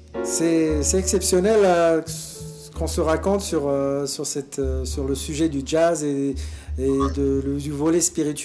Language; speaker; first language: French; native; French